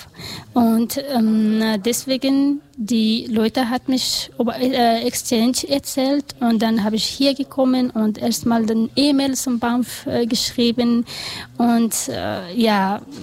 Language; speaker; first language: German; non-native, learner; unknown